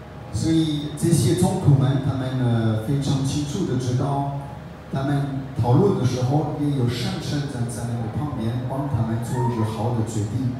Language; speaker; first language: Chinese; non-native, fluent; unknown